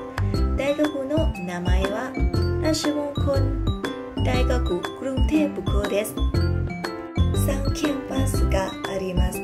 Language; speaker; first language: Japanese; non-native, learner; Thai